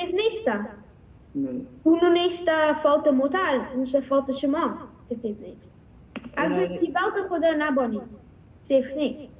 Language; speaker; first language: Persian; early bilingual, heritage; Persian